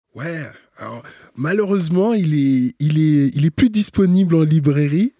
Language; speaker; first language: French; early bilingual, other home language; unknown